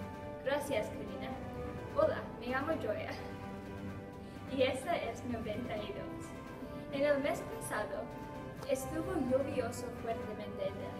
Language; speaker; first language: Spanish; non-native, learner; English